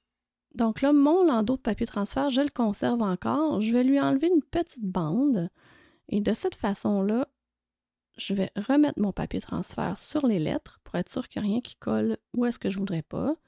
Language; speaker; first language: French; native; French